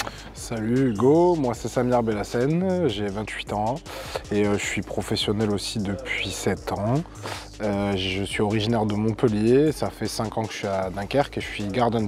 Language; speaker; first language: French; native; French